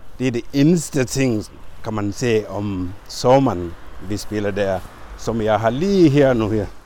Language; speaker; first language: Danish; non-native, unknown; Mandingo